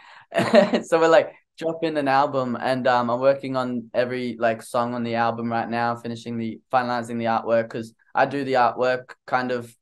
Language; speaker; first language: English; native; English